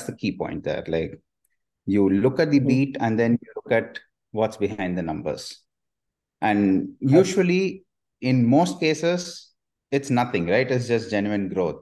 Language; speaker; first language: English; non-native, local second language; Tamil